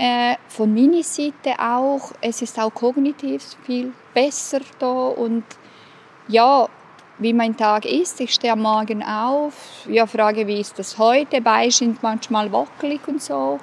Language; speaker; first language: German; non-native, fluent; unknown